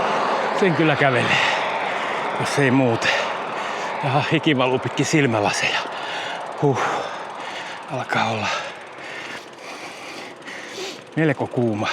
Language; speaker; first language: Finnish; native; Finnish